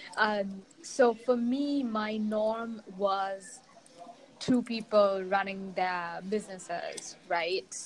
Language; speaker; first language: English; non-native, local second language; Sinhala